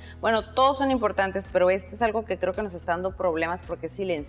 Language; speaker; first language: Spanish; native; Spanish